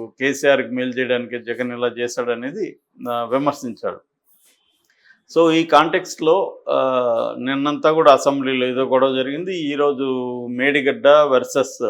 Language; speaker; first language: Telugu; native; Telugu